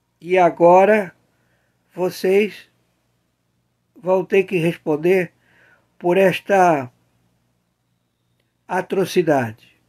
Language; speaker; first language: Portuguese; native; Portuguese